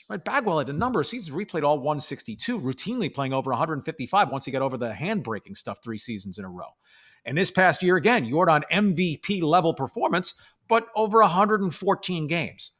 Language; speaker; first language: English; native; English